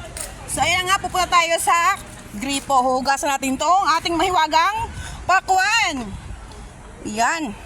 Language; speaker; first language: Filipino; non-native, local second language; Bikol